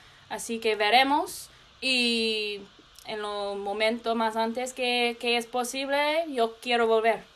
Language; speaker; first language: Spanish; non-native, learner; English